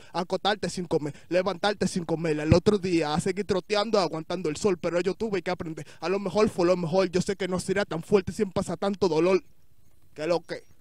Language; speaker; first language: Spanish; native; Spanish